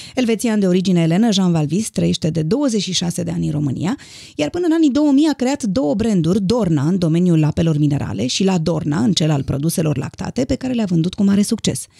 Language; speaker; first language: Romanian; native; Romanian